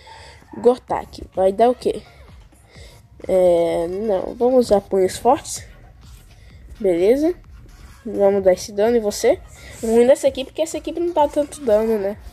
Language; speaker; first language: Portuguese; native; Portuguese